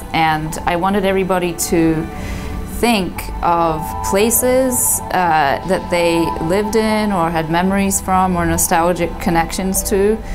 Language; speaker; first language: English; non-native, fluent; Polish